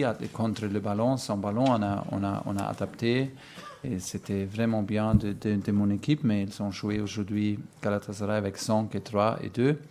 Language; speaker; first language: French; non-native, fluent; German